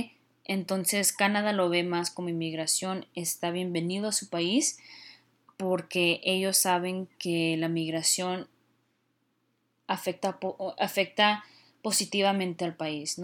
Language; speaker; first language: Spanish; early bilingual, heritage; Spanish